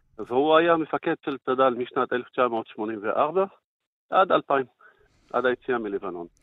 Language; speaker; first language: Hebrew; non-native, fluent; Arabic